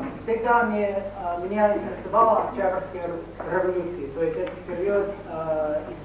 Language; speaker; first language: Russian; non-native, fluent; English